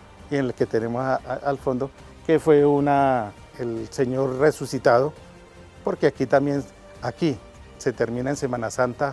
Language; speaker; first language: Spanish; native; Spanish